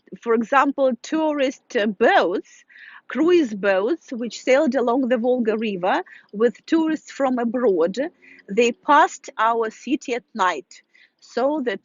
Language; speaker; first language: English; non-native, fluent; Russian